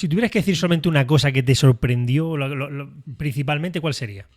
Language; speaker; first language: Spanish; native; Spanish